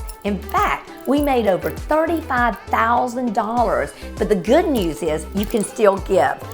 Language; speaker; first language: English; native; English